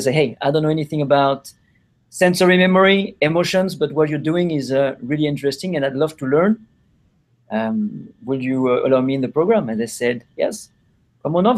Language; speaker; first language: English; non-native, fluent; French